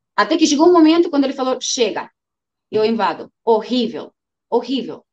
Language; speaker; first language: Portuguese; non-native, fluent; Ukrainian